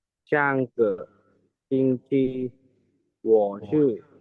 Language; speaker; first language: Chinese; non-native, learner; Lao